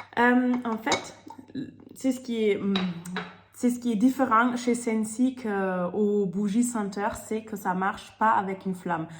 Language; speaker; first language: French; non-native, fluent; German